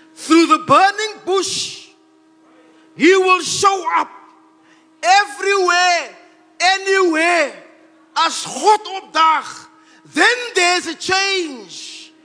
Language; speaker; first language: English; non-native, local second language; Afrikaans